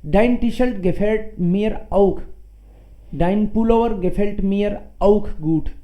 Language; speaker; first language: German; non-native, learner; Hindi